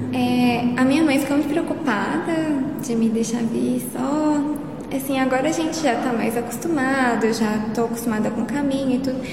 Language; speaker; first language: Portuguese; native; Portuguese